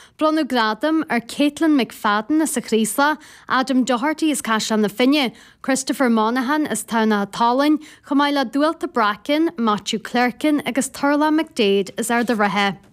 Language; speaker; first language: Irish; native; Irish